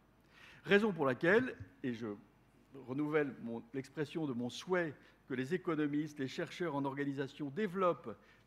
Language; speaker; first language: French; native; French